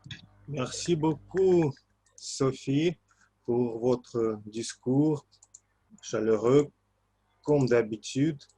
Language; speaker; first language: French; non-native, fluent; Russian